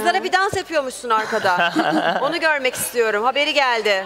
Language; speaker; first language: Turkish; native; Turkish